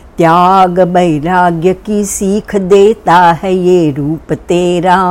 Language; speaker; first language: Hindi; non-native, local second language; Marathi